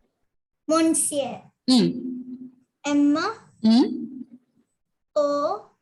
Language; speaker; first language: French; non-native, learner; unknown